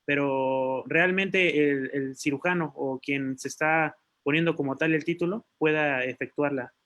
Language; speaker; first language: Spanish; native; Spanish